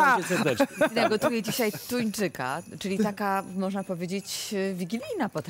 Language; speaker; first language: Polish; native; Polish